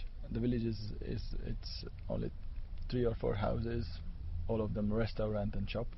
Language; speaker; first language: English; non-native, learner; Hungarian